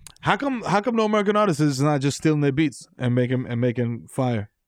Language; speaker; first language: English; early bilingual, other home language; Spanish